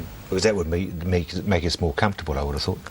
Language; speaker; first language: English; native; English